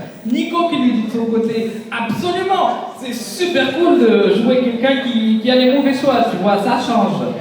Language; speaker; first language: French; native; French